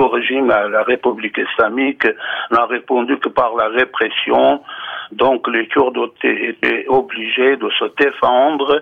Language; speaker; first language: French; non-native, fluent; Kurdish